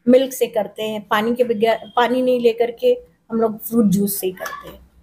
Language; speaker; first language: Hindi; non-native, local second language; Urdu